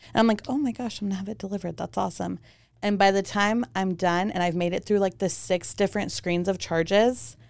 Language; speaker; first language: English; early bilingual, heritage; German